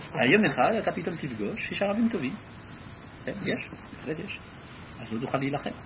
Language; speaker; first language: Hebrew; non-native, fluent; French